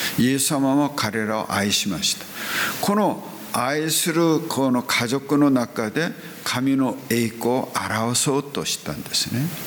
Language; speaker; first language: Japanese; non-native, fluent; Korean